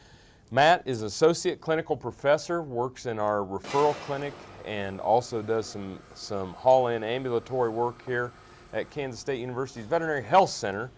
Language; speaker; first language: English; native; English